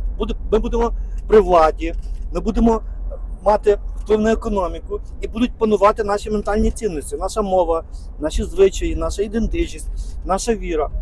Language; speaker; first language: Ukrainian; native; Ukrainian